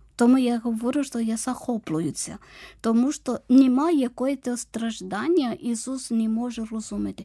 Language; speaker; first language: Ukrainian; non-native, learner; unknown